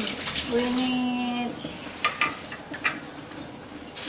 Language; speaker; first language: English; non-native, learner; Indonesian